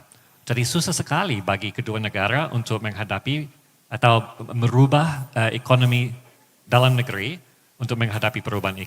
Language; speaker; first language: Indonesian; non-native, fluent; English